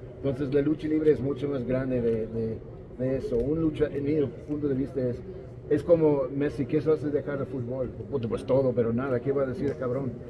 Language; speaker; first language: Spanish; non-native, fluent; English